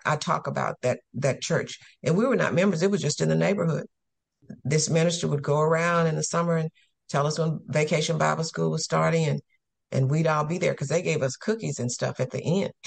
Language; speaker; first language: English; native; English